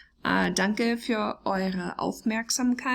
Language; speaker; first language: German; non-native, fluent; English